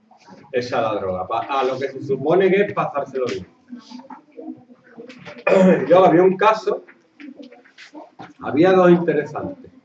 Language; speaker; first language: Spanish; native; Spanish